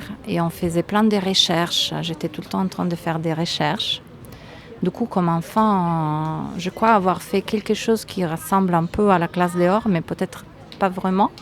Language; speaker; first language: French; non-native, fluent; Italian